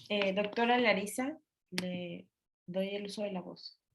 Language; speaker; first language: Spanish; native; Spanish